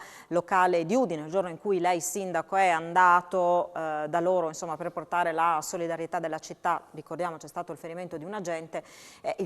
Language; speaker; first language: Italian; native; Italian